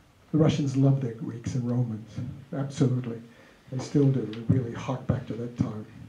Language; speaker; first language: English; native; English